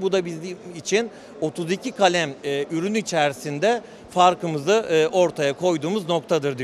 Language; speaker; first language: Turkish; native; Turkish